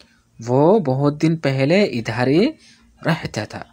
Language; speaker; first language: Hindi; non-native, fluent; Bangla